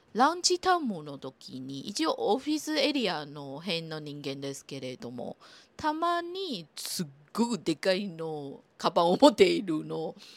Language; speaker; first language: Japanese; non-native, fluent; Chinese